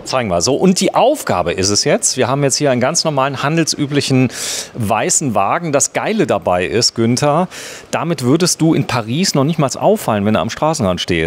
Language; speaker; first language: German; native; German